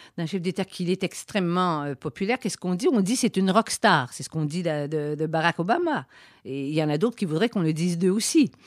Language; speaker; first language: French; native; French